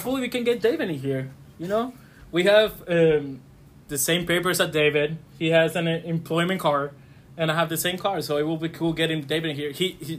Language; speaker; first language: English; non-native, fluent; Spanish